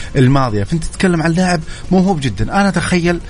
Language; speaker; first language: Arabic; native; Arabic